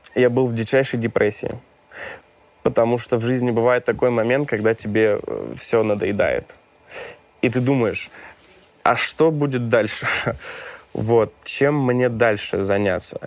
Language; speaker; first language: Russian; non-native, fluent; Romanian